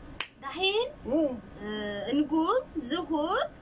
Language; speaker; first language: Arabic; non-native, learner; Amharic